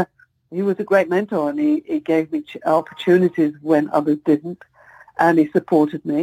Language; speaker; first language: English; native; English